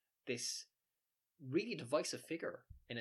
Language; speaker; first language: English; native; English